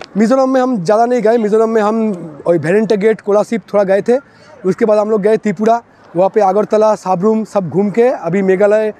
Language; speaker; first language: Hindi; non-native, local second language; Bangla